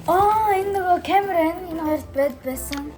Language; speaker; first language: Mongolian; early bilingual, heritage; Mongolian